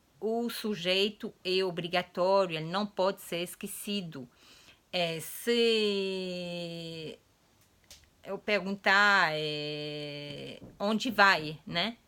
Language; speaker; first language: Portuguese; non-native, fluent; French